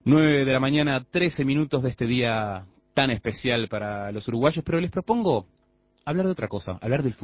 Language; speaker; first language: Spanish; native; Spanish